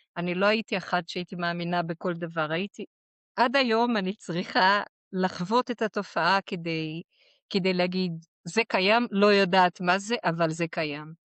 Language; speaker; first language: Hebrew; non-native, fluent; Portuguese